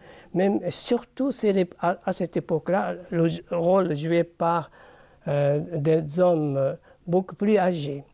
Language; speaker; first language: French; non-native, fluent; Japanese